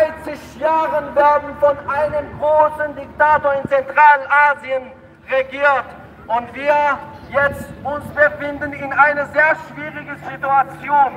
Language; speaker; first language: German; non-native, fluent; Tajik